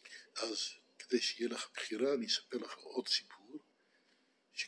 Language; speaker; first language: Hebrew; non-native, fluent; Dutch